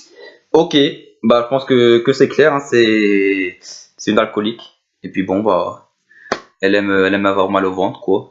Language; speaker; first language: French; native; French